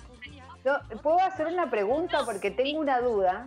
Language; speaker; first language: Spanish; native; Spanish